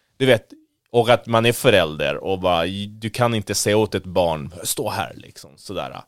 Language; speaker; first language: Swedish; early bilingual, other home language; Spanish